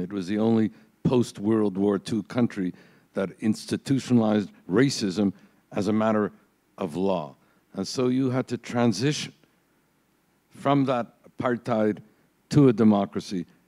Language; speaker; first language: English; native; English